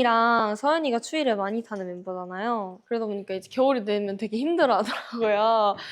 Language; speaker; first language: Korean; native; Korean